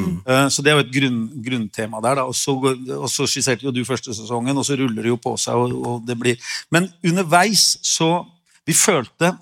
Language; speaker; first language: Norwegian; native; Norwegian